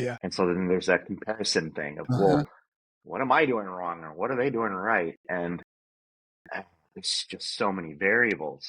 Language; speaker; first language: English; native; English